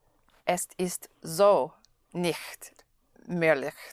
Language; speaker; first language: German; non-native, learner; English